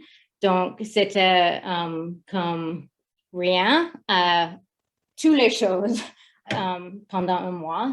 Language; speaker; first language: French; non-native, learner; English